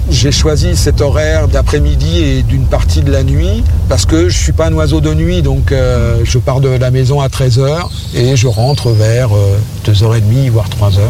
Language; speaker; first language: French; native; French